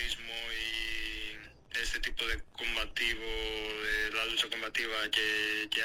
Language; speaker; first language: Spanish; non-native, fluent; Greek